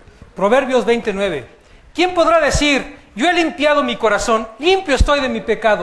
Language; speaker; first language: Spanish; native; Spanish